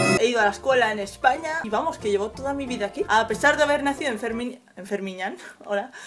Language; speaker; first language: Spanish; early bilingual, other home language; French